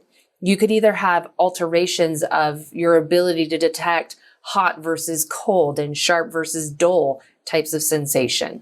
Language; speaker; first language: English; native; English